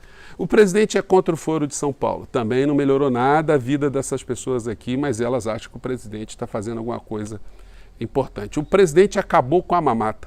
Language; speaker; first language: Portuguese; native; Portuguese